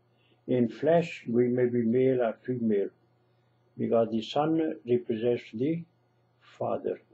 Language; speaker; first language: English; non-native, local second language; Punjabi